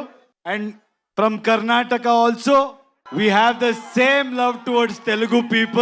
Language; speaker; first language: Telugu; non-native, fluent; Kannada